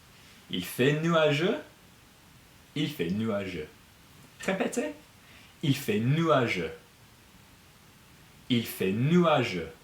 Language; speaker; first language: French; non-native, fluent; English